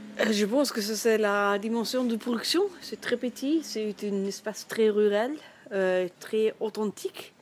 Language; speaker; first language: French; non-native, learner; German